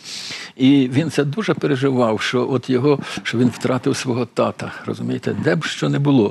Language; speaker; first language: Ukrainian; native; Ukrainian